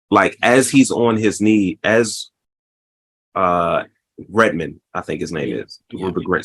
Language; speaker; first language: English; native; English